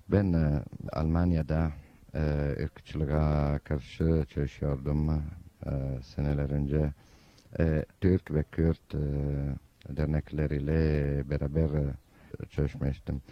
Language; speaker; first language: Turkish; non-native, fluent; Italian